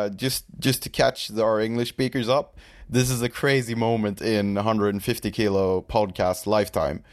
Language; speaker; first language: English; non-native, fluent; Swedish